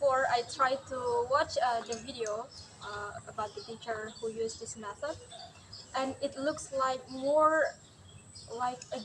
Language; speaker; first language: English; non-native, learner; Indonesian